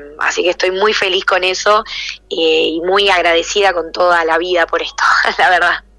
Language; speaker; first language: Spanish; non-native, local second language; Portuguese